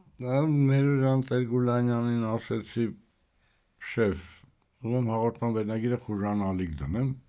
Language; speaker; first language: Armenian; native; Armenian